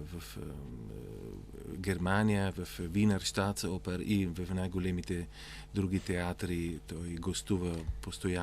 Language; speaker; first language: Bulgarian; non-native, fluent; Italian